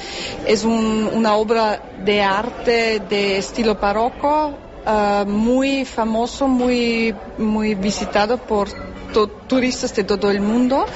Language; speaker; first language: Spanish; non-native, fluent; German